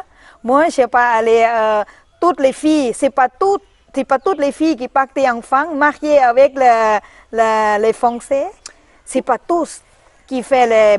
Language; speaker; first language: French; non-native, learner; Thai